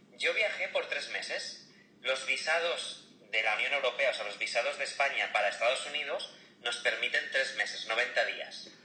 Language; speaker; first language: Spanish; native; Spanish